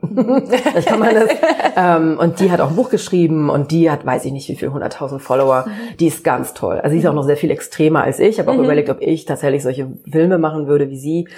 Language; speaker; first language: German; native; German